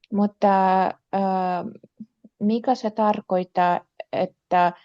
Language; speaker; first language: Finnish; non-native, learner; Russian